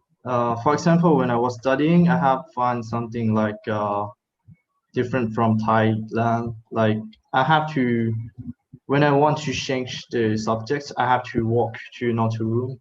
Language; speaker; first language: English; non-native, fluent; Thai